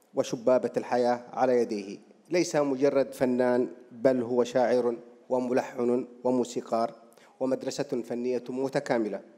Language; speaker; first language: Arabic; native; Arabic